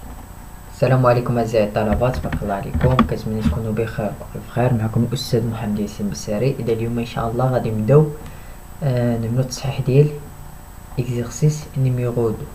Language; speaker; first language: Arabic; native; Arabic